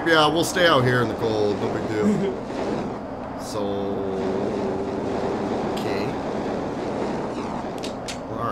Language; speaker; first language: English; native; English